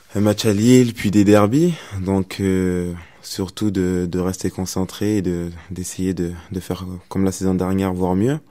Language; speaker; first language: French; native; French